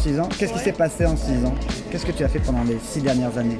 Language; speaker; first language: French; native; French